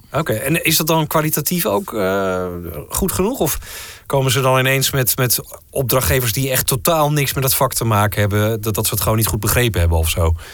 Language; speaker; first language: Dutch; native; Dutch